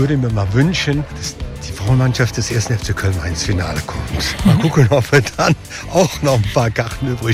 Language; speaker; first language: German; native; German